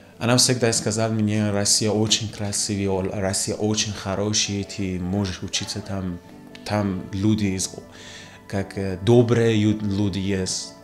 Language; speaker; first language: Russian; non-native, learner; Persian